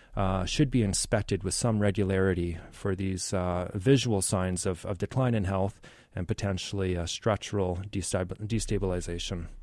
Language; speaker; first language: English; native; English